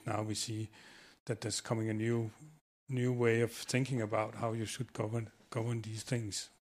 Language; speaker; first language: English; non-native, fluent; Danish